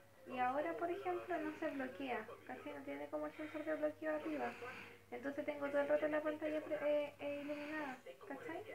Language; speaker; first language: Spanish; native; Spanish